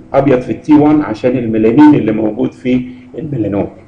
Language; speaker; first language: Arabic; native; Arabic